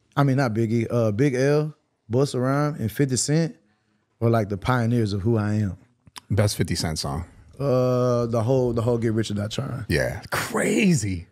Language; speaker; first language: English; native; English